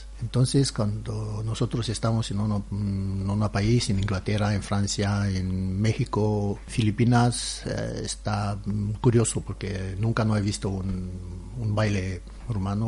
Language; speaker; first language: Spanish; non-native, learner; Romanian